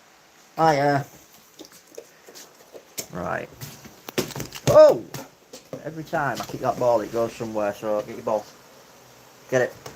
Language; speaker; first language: English; native; English